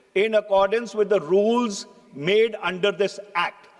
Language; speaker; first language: English; non-native, local second language; Hindi